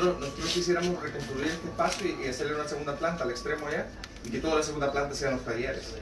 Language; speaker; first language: Spanish; native; Spanish